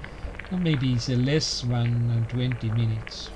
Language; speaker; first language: English; non-native, learner; Estonian